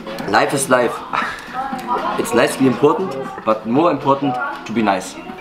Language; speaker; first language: English; non-native, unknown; German